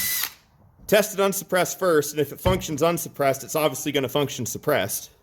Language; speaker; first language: English; native; English